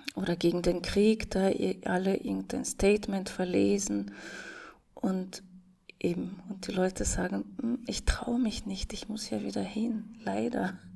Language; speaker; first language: German; non-native, fluent; Russian